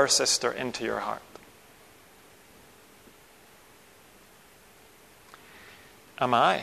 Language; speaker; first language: English; native; English